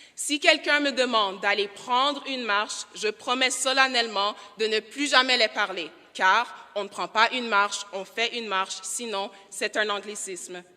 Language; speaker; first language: French; non-native, local second language; English